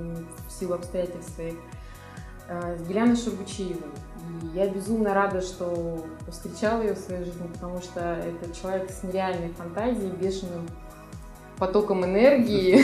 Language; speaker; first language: Russian; native; Russian